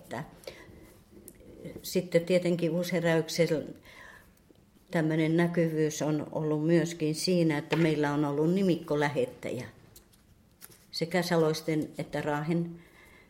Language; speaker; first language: Finnish; native; Finnish